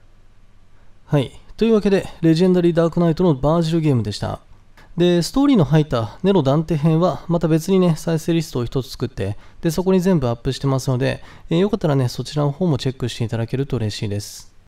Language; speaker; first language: Japanese; native; Japanese